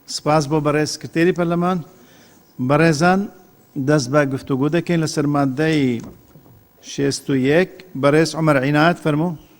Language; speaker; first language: Central Kurdish; non-native, local second language; Kurdish